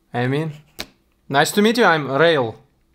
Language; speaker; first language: English; non-native, learner; Russian